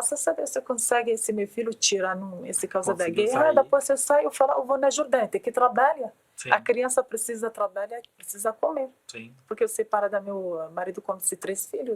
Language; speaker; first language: Portuguese; non-native, learner; Arabic